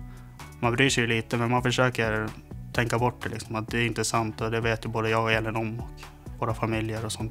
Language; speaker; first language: Swedish; native; Swedish